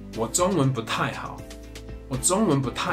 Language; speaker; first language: Chinese; non-native, learner; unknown